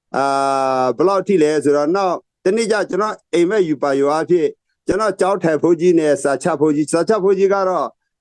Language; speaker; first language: Burmese; non-native, local second language; S'gaw Karen